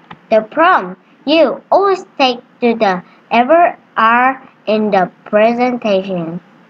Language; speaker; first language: English; non-native, learner; Vietnamese